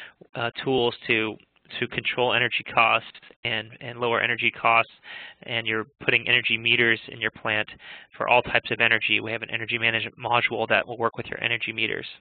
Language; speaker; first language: English; native; English